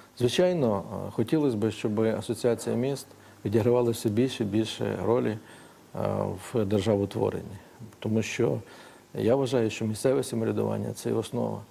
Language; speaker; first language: Ukrainian; native; Ukrainian